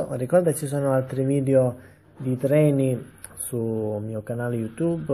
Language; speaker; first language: Italian; native; Italian